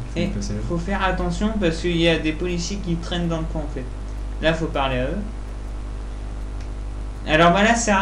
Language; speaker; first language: French; native; French